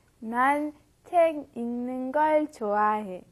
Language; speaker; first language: Korean; non-native, learner; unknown